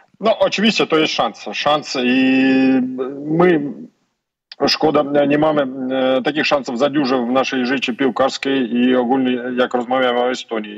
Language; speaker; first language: Polish; non-native, learner; Russian